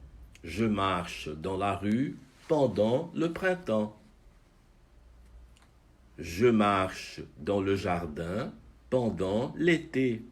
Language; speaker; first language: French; non-native, fluent; Portuguese